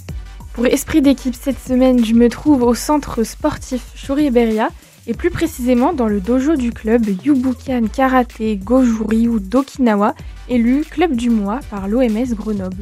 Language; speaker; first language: French; native; French